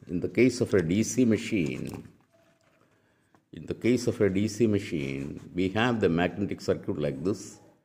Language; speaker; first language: English; non-native, local second language; Malayalam